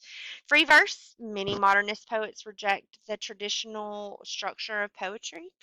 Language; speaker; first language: English; native; English